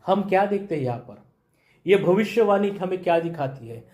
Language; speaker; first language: Hindi; non-native, local second language; Marathi